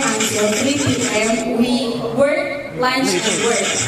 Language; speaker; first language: English; non-native, fluent; Indonesian